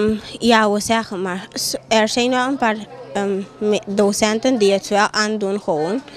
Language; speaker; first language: Dutch; non-native, local second language; Papiamento